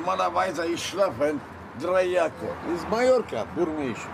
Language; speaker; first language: German; non-native, learner; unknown